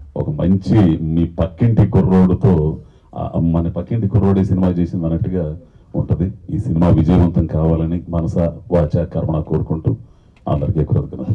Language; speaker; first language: Telugu; native; Telugu